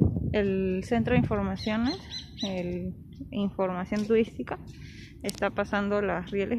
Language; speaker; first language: Spanish; native; Spanish